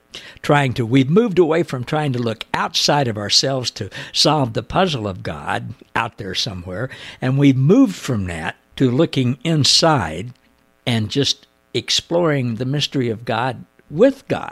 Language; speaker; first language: English; native; English